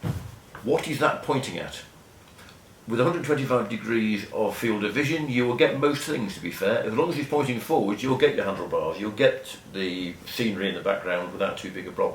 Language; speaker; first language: English; native; English